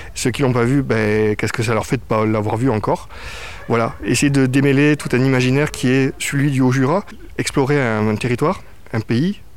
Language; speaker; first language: French; native; French